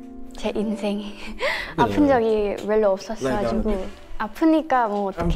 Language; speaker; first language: Korean; non-native, fluent; Thai